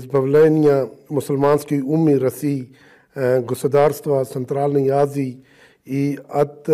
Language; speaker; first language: Russian; non-native, fluent; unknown